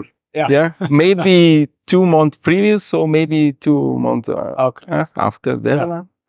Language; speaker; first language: English; non-native, learner; Italian